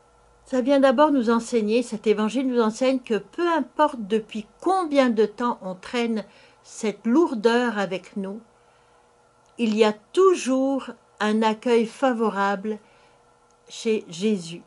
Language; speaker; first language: French; native; French